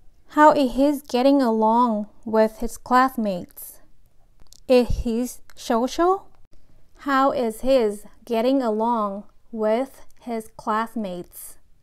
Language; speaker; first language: English; non-native, fluent; Vietnamese